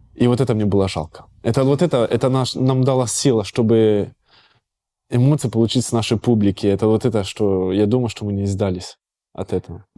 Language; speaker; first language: Russian; early bilingual, heritage; Russian